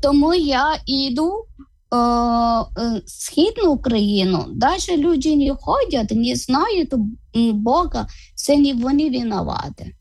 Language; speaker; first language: Ukrainian; non-native, learner; Malayalam